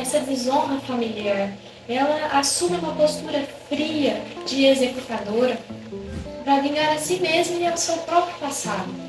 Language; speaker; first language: Portuguese; native; Portuguese